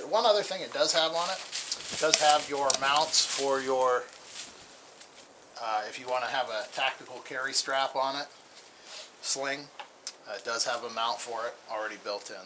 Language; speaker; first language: English; native; English